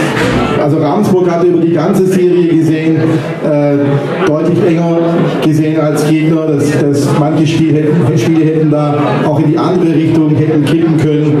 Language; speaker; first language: German; native; German